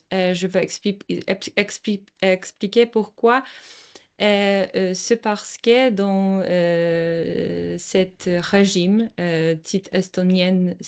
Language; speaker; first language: French; non-native, learner; Polish